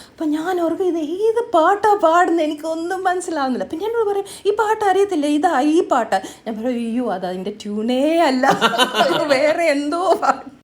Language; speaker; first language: Malayalam; native; Malayalam